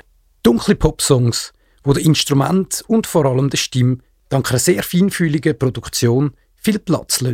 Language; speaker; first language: German; native; German